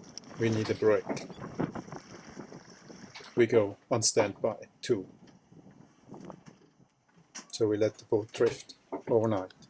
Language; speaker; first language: English; non-native, fluent; German